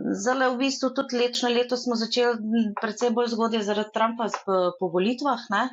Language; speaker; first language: Slovenian; native; Slovenian